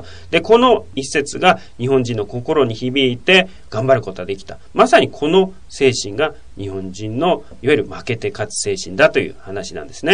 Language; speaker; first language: Japanese; native; Japanese